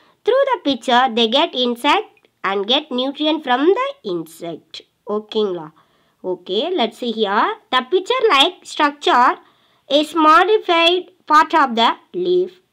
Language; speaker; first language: English; non-native, local second language; Tamil